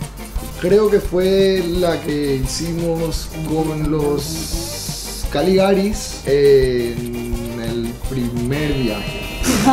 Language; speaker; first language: Spanish; native; Spanish